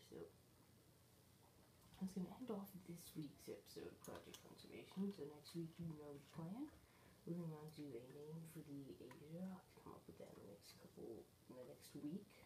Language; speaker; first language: English; native; English